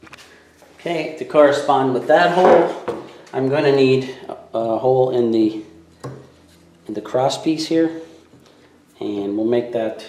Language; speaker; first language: English; native; English